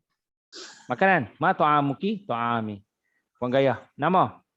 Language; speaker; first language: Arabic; non-native, fluent; Malay